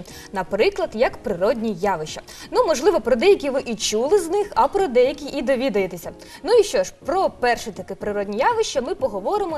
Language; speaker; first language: Ukrainian; native; Ukrainian